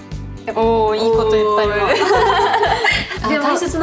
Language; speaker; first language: Japanese; native; Japanese